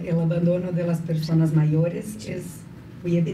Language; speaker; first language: Spanish; non-native, fluent; Portuguese